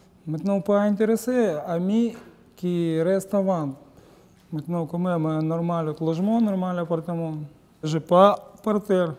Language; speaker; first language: French; non-native, learner; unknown